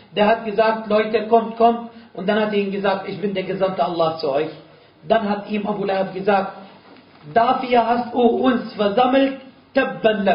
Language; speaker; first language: German; non-native, fluent; Arabic